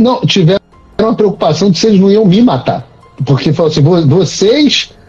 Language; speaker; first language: Portuguese; native; Portuguese